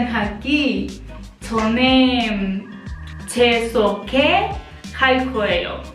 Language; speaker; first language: Korean; non-native, learner; Spanish